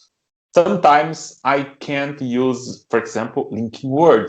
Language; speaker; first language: English; non-native, learner; Portuguese